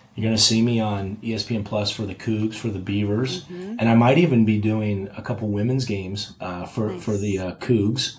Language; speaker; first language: English; native; English